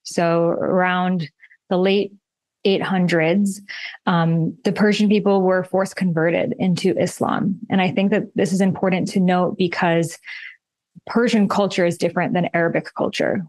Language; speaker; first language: English; native; English